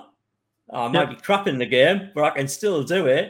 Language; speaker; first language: English; native; English